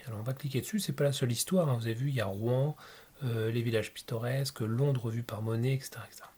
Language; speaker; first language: French; native; French